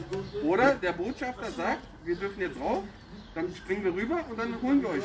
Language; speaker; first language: German; native; German